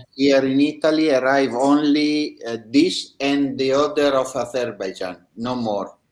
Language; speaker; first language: English; non-native, learner; Italian